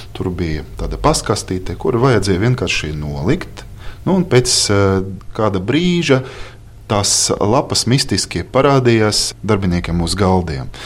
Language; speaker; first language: Latvian; non-native, local second language; Russian